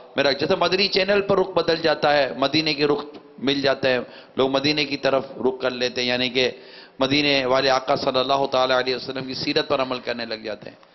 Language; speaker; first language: Urdu; native; Urdu